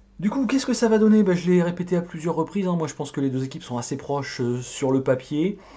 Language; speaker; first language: French; native; French